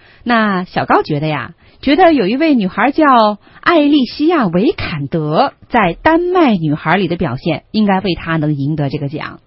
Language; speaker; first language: Chinese; native; Chinese